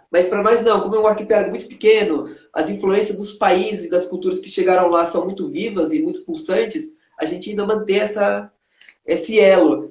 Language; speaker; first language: Portuguese; non-native, local second language; Kabuverdianu